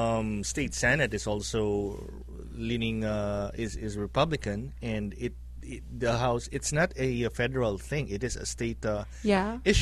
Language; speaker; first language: English; non-native, local second language; Filipino